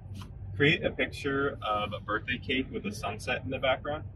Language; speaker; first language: English; native; English